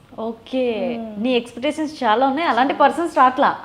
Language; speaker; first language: Telugu; native; Telugu